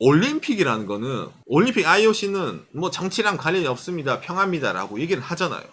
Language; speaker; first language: Korean; native; Korean